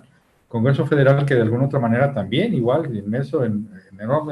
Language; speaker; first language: Spanish; native; Spanish